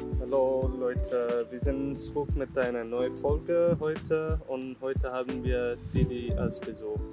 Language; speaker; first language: German; non-native, learner; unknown